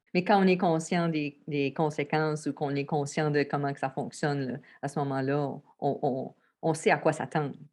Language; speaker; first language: French; native; French